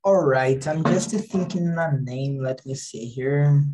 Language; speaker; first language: English; non-native, learner; Portuguese